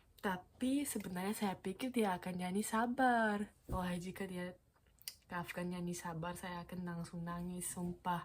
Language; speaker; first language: Indonesian; non-native, fluent; Korean